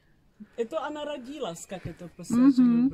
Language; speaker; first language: Russian; early bilingual, heritage; Czech